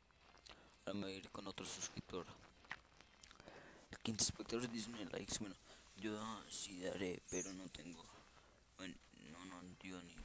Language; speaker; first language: Spanish; native; Spanish